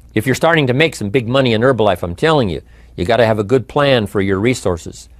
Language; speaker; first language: English; native; English